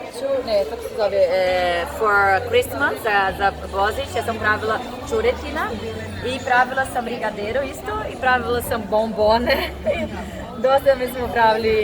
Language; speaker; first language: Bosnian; non-native, learner; Portuguese